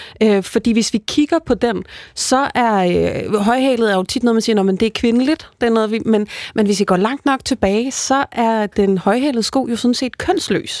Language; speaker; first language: Danish; native; Danish